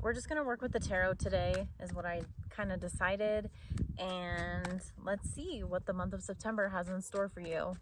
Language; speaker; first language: English; native; English